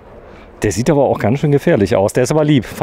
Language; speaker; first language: German; native; German